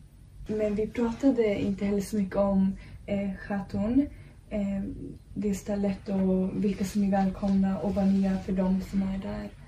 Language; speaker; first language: Swedish; native; Swedish